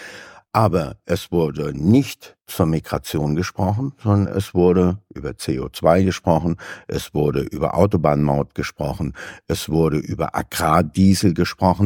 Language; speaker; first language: German; native; German